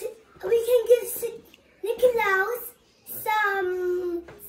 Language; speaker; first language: English; early bilingual, heritage; English